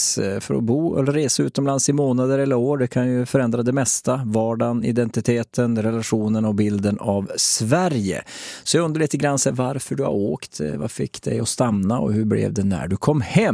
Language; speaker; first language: Swedish; native; Swedish